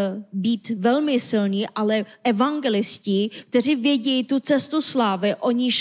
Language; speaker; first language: Czech; non-native, fluent; Korean